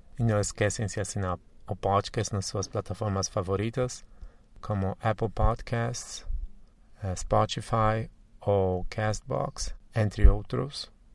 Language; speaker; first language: Portuguese; non-native, fluent; Polish